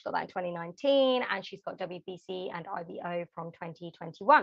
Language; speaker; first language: English; native; English